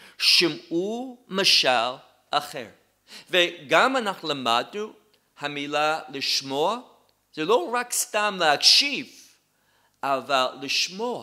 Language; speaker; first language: Hebrew; non-native, fluent; English